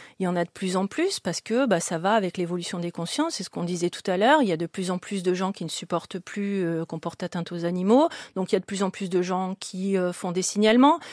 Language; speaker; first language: French; native; French